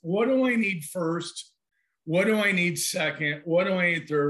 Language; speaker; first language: English; native; English